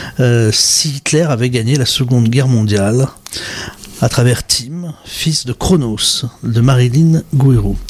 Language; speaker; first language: French; native; French